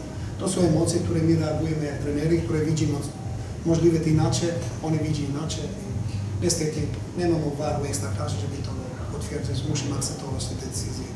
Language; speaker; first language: Polish; non-native, learner; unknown